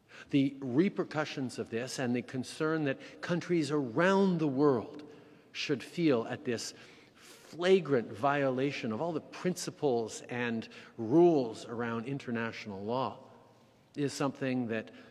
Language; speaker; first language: English; early bilingual, other home language; French